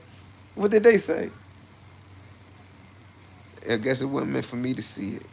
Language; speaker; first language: English; native; English